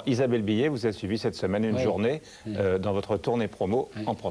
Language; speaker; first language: French; native; French